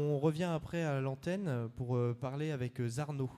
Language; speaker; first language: French; native; French